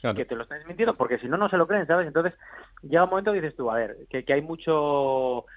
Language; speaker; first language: Spanish; native; Spanish